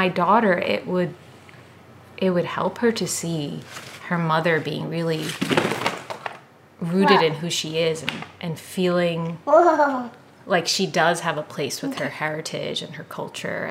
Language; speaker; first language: English; early bilingual, other home language; Punjabi